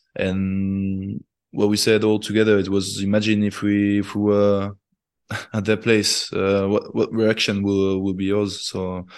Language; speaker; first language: English; non-native, fluent; French